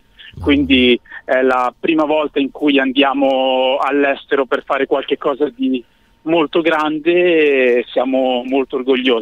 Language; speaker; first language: Italian; native; Italian